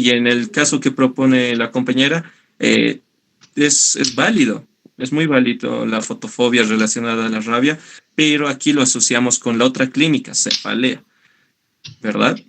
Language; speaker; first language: Spanish; native; Spanish